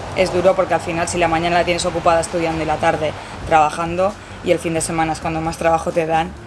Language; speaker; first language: Spanish; native; Spanish